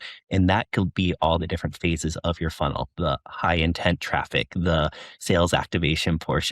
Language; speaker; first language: English; native; English